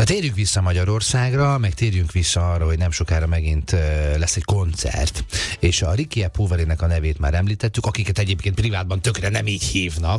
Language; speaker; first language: Hungarian; native; Hungarian